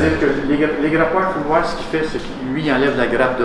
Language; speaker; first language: French; native; French